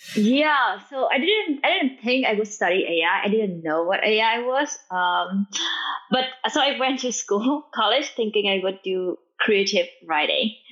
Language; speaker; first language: English; non-native, fluent; Vietnamese